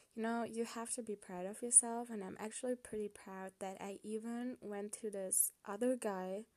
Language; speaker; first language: English; non-native, fluent; German